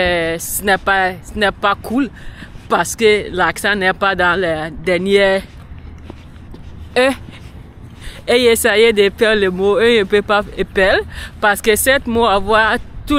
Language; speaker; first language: French; non-native, learner; English